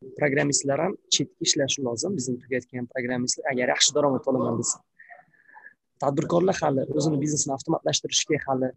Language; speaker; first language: Uzbek; native; Uzbek